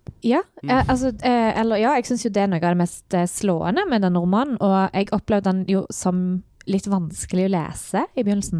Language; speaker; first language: Norwegian; native; Norwegian